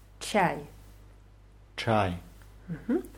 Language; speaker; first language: Russian; non-native, learner; German